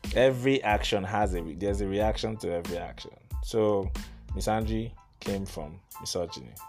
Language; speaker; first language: English; non-native, local second language; Igbo